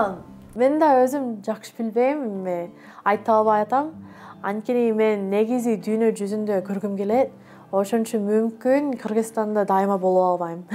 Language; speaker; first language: Kyrgyz; non-native, learner; Korean